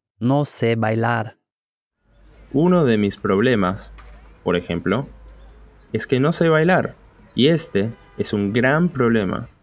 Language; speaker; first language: Spanish; non-native, fluent; German